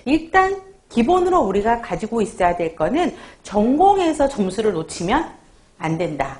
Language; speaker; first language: Korean; native; Korean